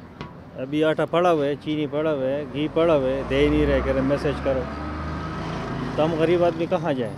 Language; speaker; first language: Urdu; non-native, local second language; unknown